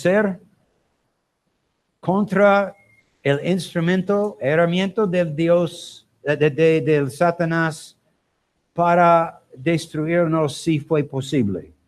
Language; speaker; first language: Spanish; non-native, learner; English